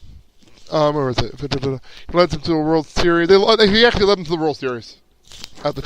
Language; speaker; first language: English; native; English